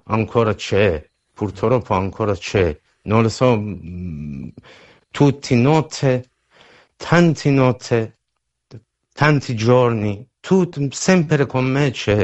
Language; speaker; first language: Italian; non-native, learner; Persian